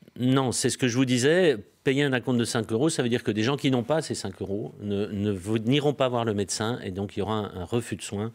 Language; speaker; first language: French; native; French